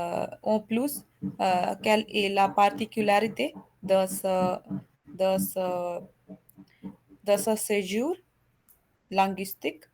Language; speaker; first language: French; non-native, learner; Hindi